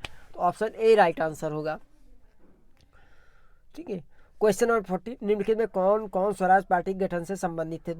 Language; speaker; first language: Hindi; native; Hindi